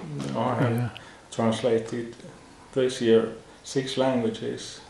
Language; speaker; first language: English; non-native, fluent; Finnish